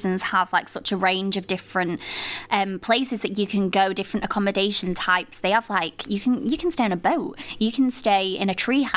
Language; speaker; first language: English; native; English